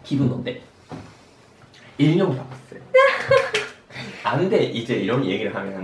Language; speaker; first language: Korean; non-native, fluent; Japanese